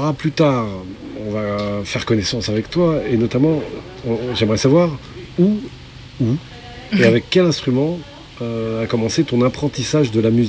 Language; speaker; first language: French; native; French